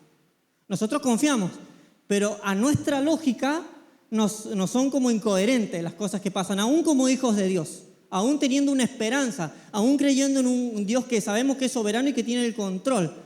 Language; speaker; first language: Spanish; native; Spanish